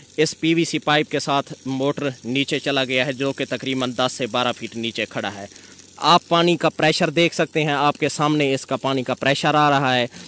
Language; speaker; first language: Urdu; non-native, local second language; Sindhi